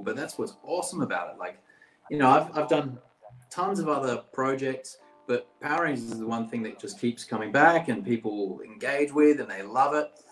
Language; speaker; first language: English; early bilingual, other home language; Portuguese